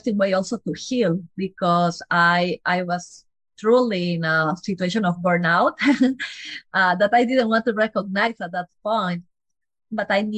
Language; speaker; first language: English; non-native, fluent; Spanish